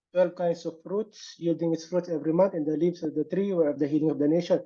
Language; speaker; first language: English; non-native, local second language; Filipino